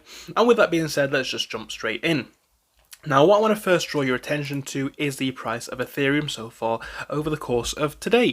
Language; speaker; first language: English; native; English